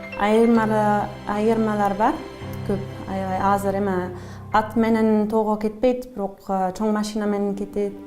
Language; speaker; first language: Kyrgyz; non-native, learner; German